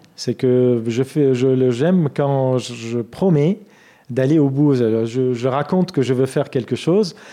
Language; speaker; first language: French; non-native, fluent; Armenian